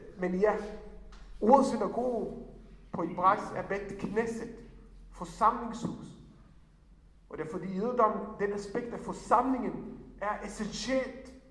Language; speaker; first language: Danish; non-native, fluent; Hebrew